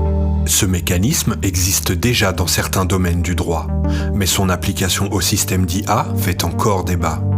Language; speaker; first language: French; native; French